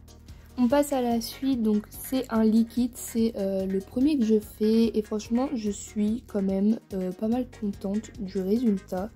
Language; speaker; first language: French; native; French